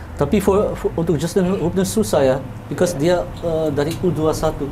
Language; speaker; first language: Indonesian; early bilingual, heritage; Dutch